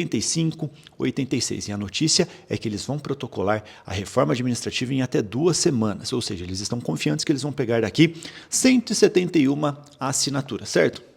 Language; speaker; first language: Portuguese; native; Portuguese